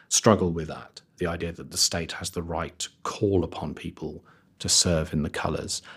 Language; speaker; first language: English; native; English